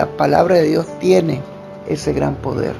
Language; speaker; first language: Spanish; native; Spanish